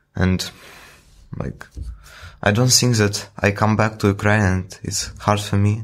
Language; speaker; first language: English; non-native, fluent; Ukrainian